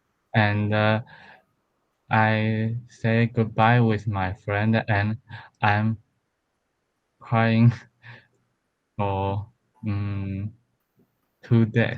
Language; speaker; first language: English; non-native, learner; Chinese